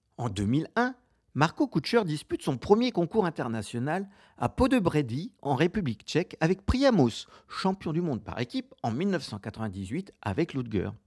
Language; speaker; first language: French; native; French